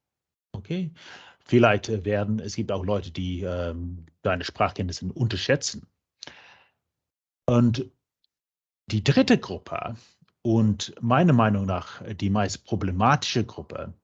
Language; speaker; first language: German; non-native, fluent; English